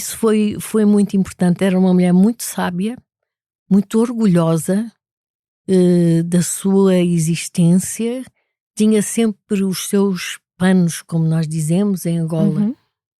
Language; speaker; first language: Portuguese; native; Portuguese